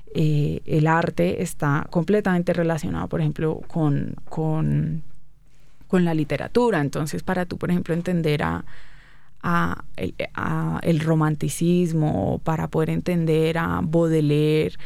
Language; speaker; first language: Spanish; native; Spanish